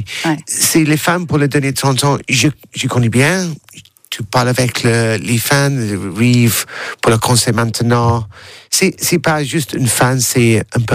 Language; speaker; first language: French; non-native, learner; English